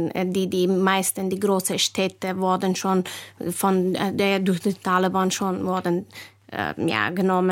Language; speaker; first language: German; non-native, fluent; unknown